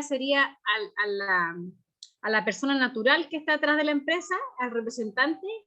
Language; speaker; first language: Spanish; native; Spanish